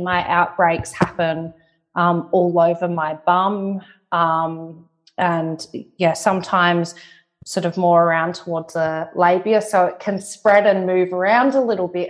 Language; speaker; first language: English; native; English